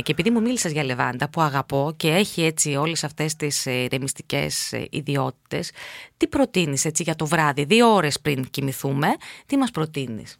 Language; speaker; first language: Greek; native; Greek